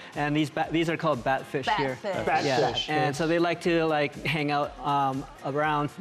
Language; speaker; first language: English; native; English